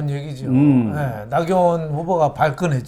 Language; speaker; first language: Korean; native; Korean